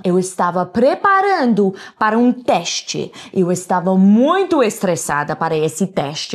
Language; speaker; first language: Portuguese; non-native, fluent; English